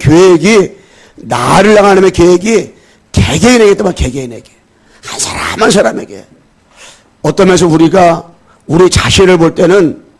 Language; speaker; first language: Korean; native; Korean